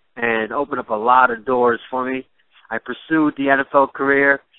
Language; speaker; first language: English; native; English